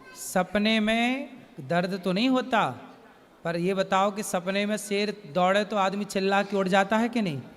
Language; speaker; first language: Hindi; native; Hindi